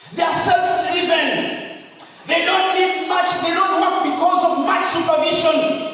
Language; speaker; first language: English; non-native, local second language; Swahili